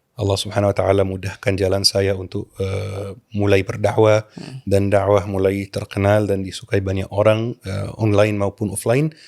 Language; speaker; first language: Indonesian; non-native, fluent; Arabic